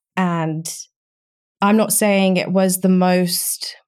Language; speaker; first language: English; early bilingual, other home language; Romanian